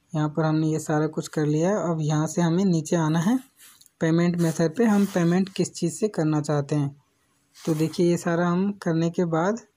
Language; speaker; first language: Hindi; native; Hindi